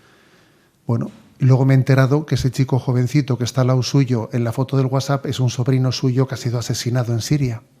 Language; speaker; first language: Spanish; native; Spanish